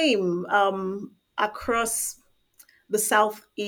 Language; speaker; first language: English; non-native, local second language; Igbo